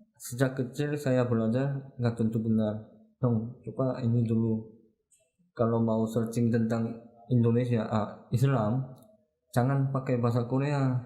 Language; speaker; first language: Indonesian; non-native, learner; Korean